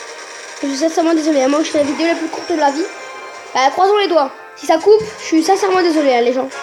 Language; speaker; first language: French; native; French